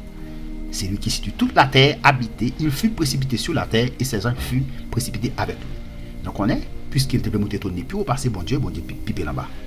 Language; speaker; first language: French; non-native, local second language; Haitian Creole